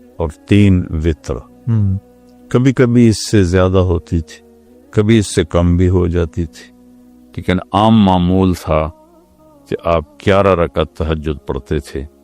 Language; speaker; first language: Urdu; non-native, local second language; Punjabi